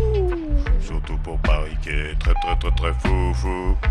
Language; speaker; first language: French; native; French